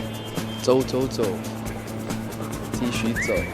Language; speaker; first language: Chinese; non-native, fluent; Indonesian